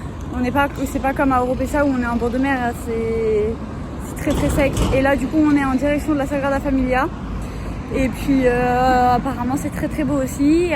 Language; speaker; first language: French; native; French